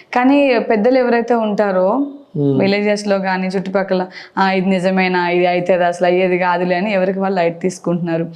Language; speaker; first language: Telugu; native; Telugu